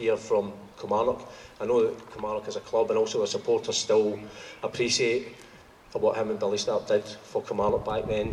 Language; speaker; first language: English; native; English